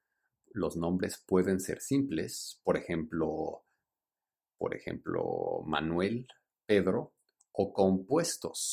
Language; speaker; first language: Spanish; early bilingual, heritage; Spanish